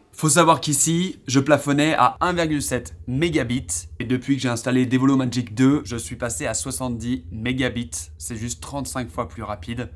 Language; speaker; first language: French; native; French